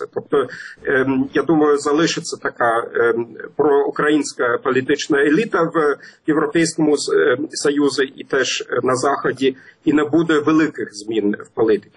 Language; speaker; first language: Ukrainian; non-native, fluent; German